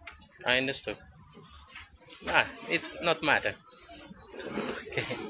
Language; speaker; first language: English; non-native, learner; Ukrainian